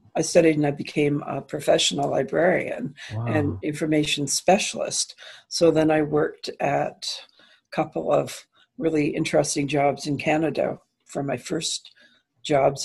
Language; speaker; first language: English; native; English